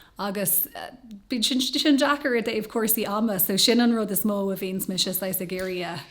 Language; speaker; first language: Irish; non-native, local second language; English